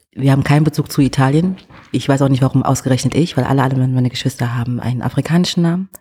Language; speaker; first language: German; early bilingual, other home language; French